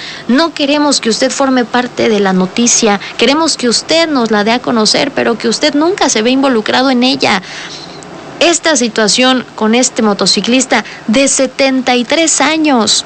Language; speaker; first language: Spanish; native; Spanish